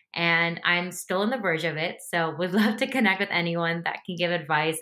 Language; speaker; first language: English; native; English